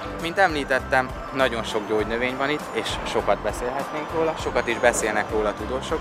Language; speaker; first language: Hungarian; native; Hungarian